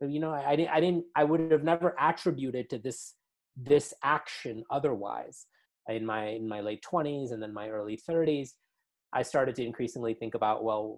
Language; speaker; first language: English; native; English